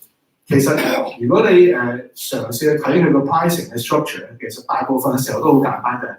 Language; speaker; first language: Chinese; native; Chinese